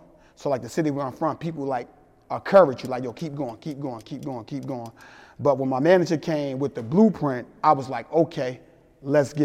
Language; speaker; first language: English; native; English